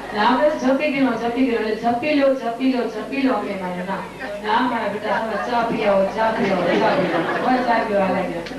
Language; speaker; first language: Gujarati; non-native, local second language; Kachhi